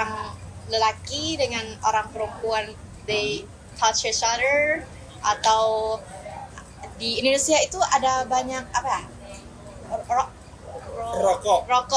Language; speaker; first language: Indonesian; non-native, learner; Thai